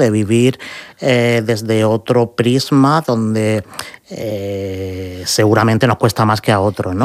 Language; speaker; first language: Spanish; native; Spanish